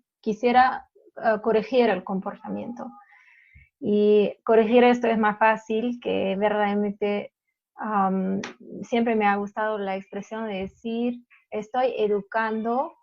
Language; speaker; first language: Spanish; non-native, fluent; German